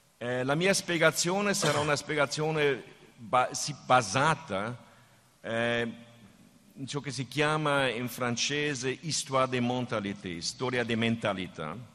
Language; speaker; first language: Italian; non-native, fluent; German